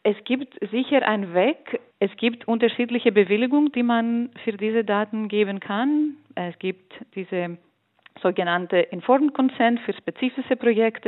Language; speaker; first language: German; non-native, fluent; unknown